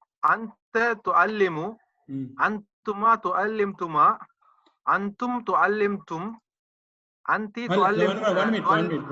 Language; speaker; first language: Arabic; non-native, learner; Tamil